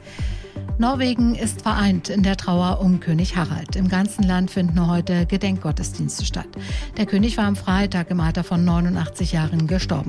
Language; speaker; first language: German; native; German